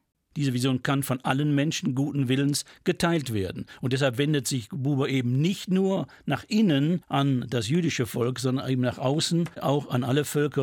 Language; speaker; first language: German; native; German